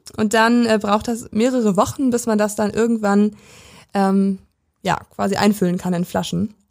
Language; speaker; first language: German; native; German